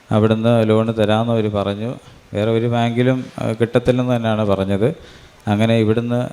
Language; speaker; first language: Malayalam; native; Malayalam